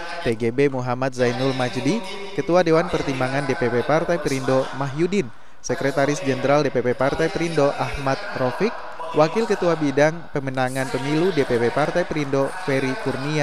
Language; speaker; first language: Indonesian; native; Indonesian